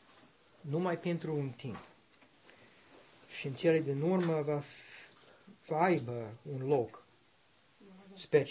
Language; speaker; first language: Romanian; non-native, learner; English